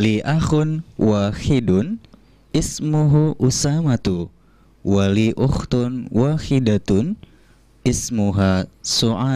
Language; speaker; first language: Arabic; non-native, learner; Indonesian